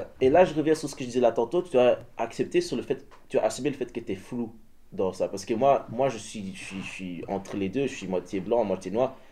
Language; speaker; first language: French; early bilingual, other home language; Dutch